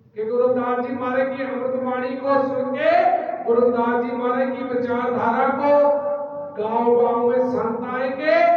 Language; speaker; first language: Hindi; non-native, local second language; Punjabi